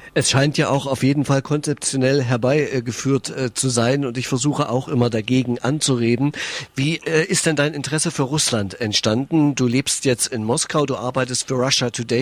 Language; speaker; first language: German; native; German